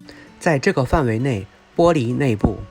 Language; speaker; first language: Chinese; native; Chinese